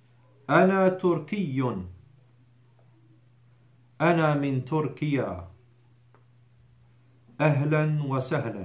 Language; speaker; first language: Arabic; non-native, fluent; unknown